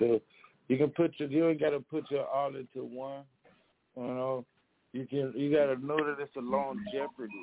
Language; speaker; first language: English; native; English